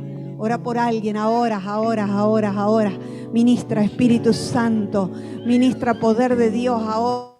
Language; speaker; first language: Spanish; native; Spanish